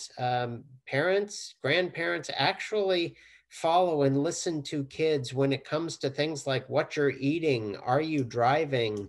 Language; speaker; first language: English; native; English